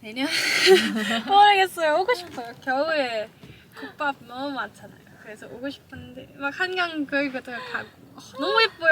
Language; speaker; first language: Korean; non-native, learner; Cantonese